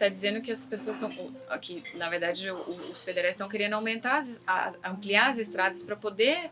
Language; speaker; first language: Portuguese; native; Portuguese